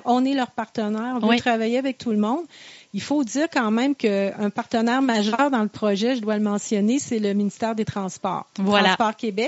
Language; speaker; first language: French; native; French